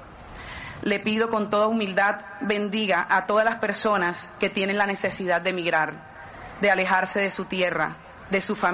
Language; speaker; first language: Spanish; native; Spanish